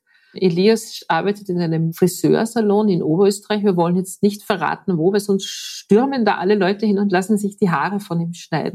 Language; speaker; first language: German; native; German